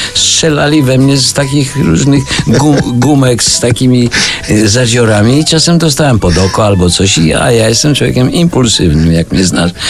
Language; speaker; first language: Polish; native; Polish